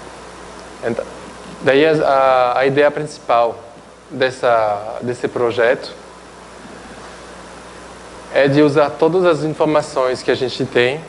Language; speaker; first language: Portuguese; non-native, fluent; French